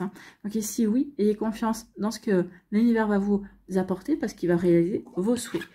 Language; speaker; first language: French; native; French